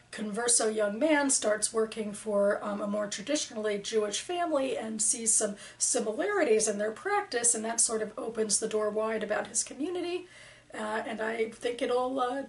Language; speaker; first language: English; native; English